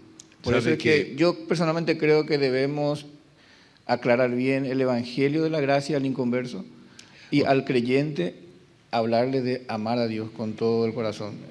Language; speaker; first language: Spanish; native; Spanish